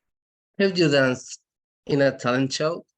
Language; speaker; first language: English; non-native, learner; Spanish